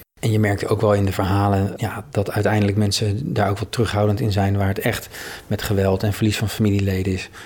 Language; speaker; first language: Dutch; native; Dutch